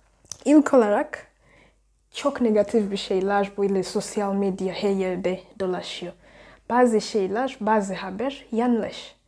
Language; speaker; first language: Turkish; non-native, learner; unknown